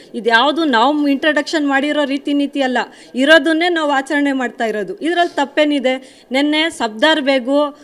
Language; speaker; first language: Kannada; non-native, local second language; Urdu